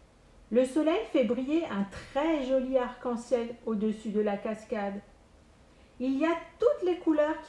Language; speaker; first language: French; native; French